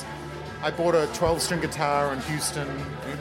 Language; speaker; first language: English; native; English